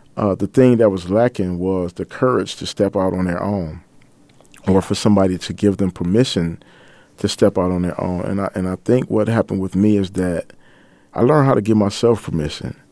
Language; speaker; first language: English; native; English